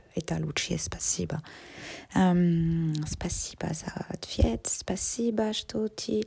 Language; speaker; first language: Russian; non-native, learner; French